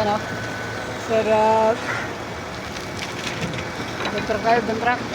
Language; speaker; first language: Filipino; native; Filipino